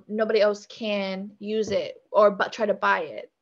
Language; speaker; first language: English; native; English